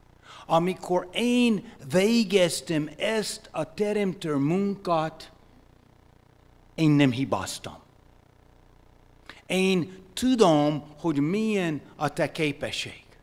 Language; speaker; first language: Hungarian; non-native, fluent; English